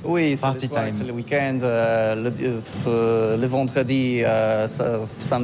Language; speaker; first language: French; non-native, learner; Polish